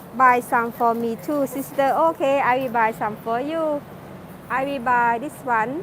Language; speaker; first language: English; non-native, learner; Thai